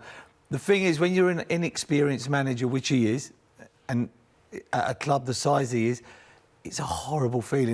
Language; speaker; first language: English; native; English